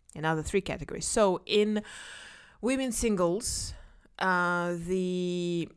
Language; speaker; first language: English; non-native, fluent; Kazakh